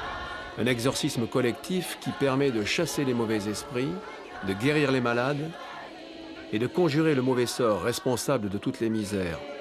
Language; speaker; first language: French; native; French